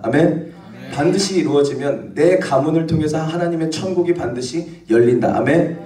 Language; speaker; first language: Korean; native; Korean